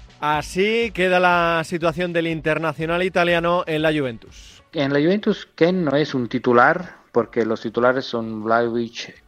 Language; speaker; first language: Spanish; non-native, fluent; Italian